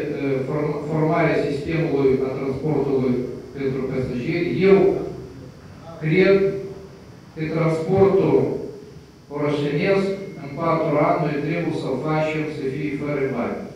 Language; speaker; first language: Romanian; non-native, local second language; Russian